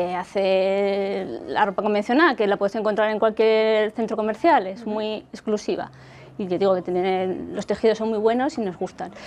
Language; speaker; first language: Spanish; native; Spanish